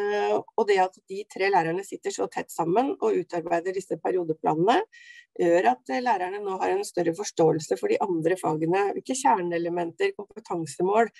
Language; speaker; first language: Norwegian; native; Norwegian